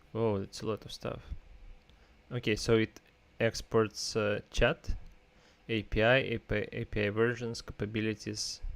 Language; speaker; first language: English; non-native, fluent; Russian